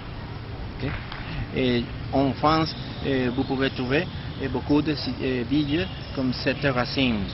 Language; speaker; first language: French; non-native, learner; Spanish